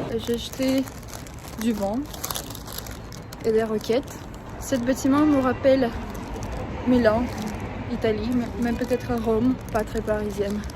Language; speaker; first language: French; non-native, fluent; Russian